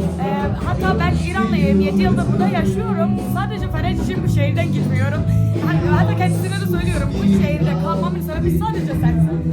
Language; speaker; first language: Turkish; non-native, fluent; Persian